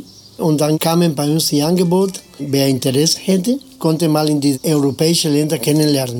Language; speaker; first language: German; non-native, fluent; Spanish